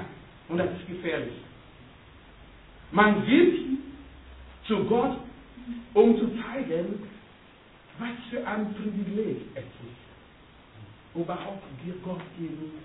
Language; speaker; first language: German; non-native, learner; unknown